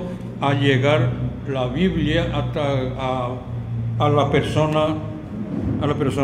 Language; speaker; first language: Spanish; non-native, learner; Korean